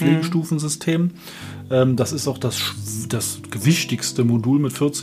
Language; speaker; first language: German; native; German